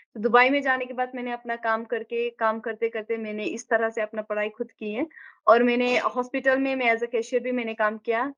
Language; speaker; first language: Hindi; non-native, local second language; Nepali